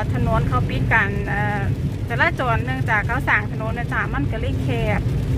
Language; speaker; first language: Thai; native; Thai